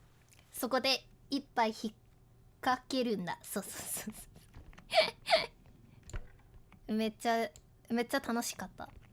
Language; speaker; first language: Japanese; non-native, learner; English